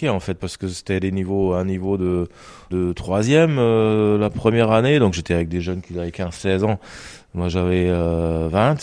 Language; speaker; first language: French; non-native, fluent; German